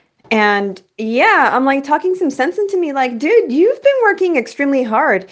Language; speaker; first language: English; early bilingual, other home language; Spanish